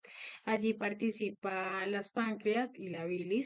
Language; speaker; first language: Spanish; native; Spanish